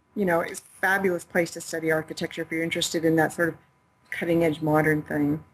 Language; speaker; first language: English; native; English